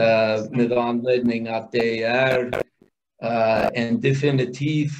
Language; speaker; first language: Swedish; non-native, fluent; English